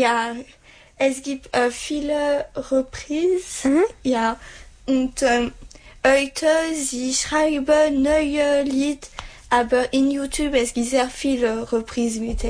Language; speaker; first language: German; non-native, learner; French